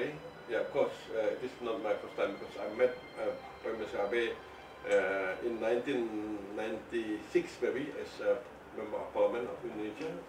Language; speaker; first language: English; non-native, fluent; Indonesian